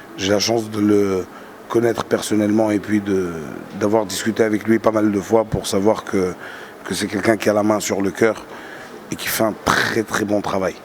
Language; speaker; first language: French; non-native, local second language; Arabic